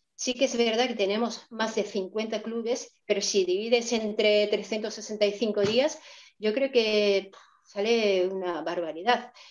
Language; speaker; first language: Spanish; non-native, fluent; Japanese